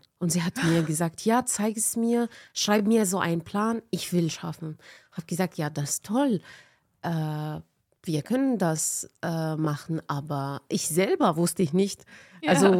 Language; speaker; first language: German; non-native, fluent; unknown